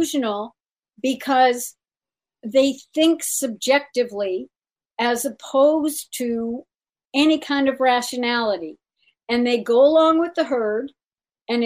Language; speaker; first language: English; native; English